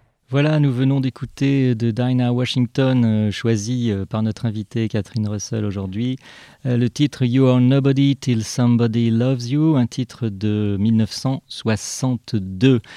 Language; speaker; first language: French; native; French